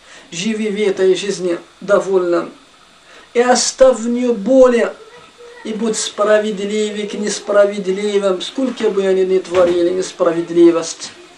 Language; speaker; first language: Russian; non-native, fluent; Arabic